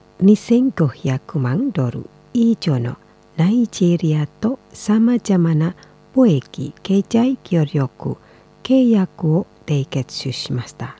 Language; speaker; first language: Japanese; non-native, fluent; Indonesian